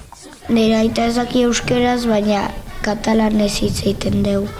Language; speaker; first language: Basque; non-native, local second language; Catalan